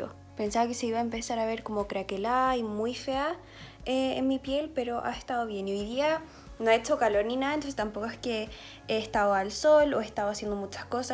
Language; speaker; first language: Spanish; native; Spanish